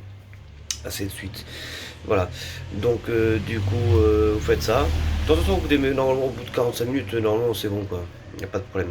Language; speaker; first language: French; native; French